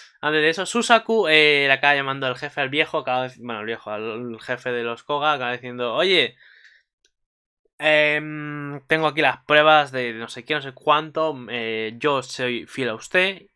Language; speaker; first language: Spanish; native; Spanish